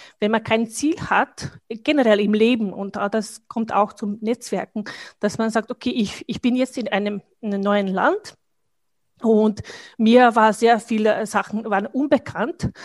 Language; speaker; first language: German; non-native, fluent; Bosnian